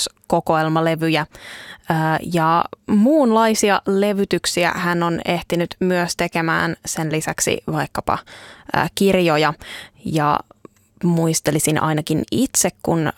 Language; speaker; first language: Finnish; native; Finnish